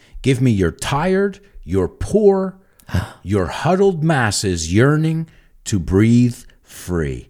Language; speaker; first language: English; native; English